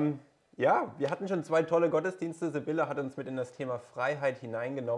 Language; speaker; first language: German; native; German